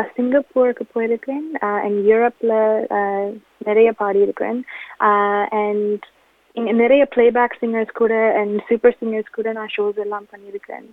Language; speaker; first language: Tamil; early bilingual, heritage; Tamil